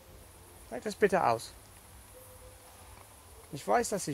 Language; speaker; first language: German; non-native, learner; English